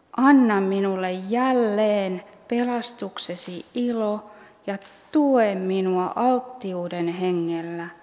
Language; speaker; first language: Finnish; native; Finnish